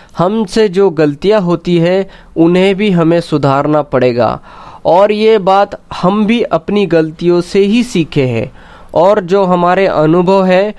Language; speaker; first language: Hindi; non-native, local second language; Marathi